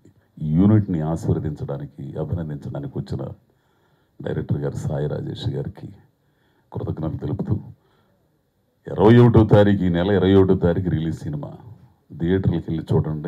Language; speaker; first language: Telugu; native; Telugu